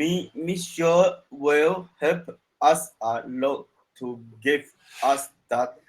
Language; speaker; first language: English; non-native, learner; Chinese